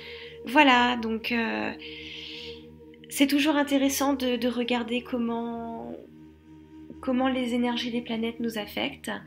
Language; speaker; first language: French; native; French